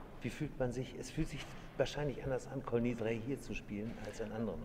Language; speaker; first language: German; native; German